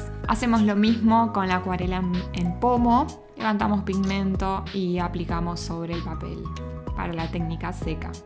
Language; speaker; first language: Spanish; native; Spanish